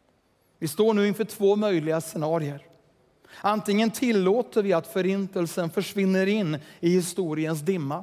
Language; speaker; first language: Swedish; native; Swedish